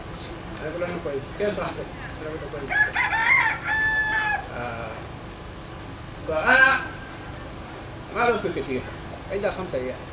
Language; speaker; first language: Arabic; non-native, local second language; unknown